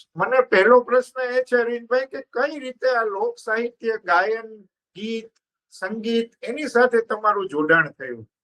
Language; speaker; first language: Gujarati; native; Gujarati